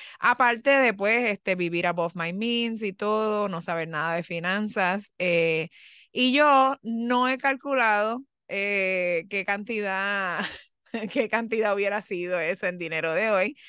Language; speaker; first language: Spanish; early bilingual, heritage; Spanish